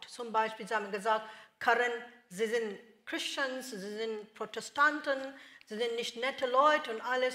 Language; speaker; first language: German; non-native, learner; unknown